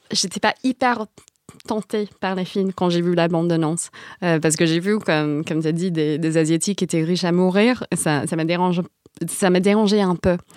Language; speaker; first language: French; non-native, fluent; Vietnamese